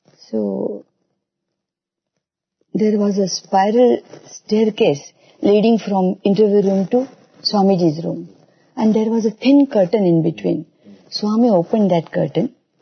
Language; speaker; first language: English; non-native, local second language; Marathi